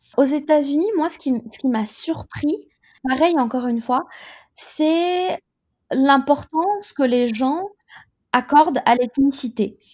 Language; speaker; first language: French; native; French